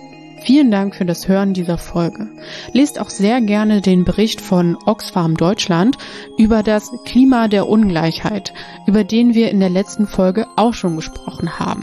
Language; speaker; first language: German; native; German